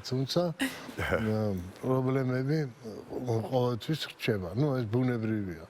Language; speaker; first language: Georgian; native; Georgian